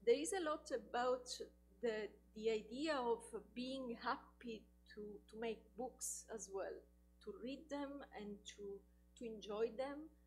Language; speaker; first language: English; non-native, fluent; Italian